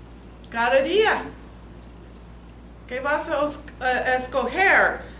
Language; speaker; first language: Spanish; non-native, learner; English